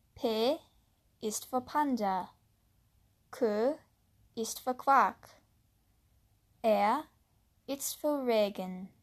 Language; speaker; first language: German; non-native, learner; English